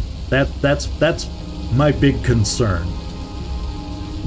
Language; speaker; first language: English; native; English